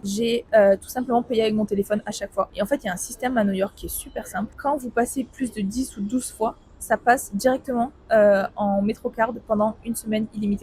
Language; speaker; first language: French; native; French